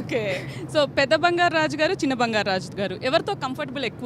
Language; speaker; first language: Telugu; native; Telugu